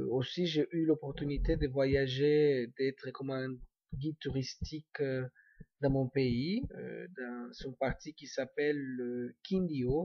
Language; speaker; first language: French; non-native, fluent; Spanish